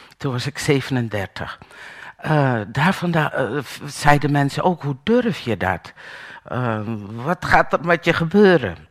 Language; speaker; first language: Dutch; native; Dutch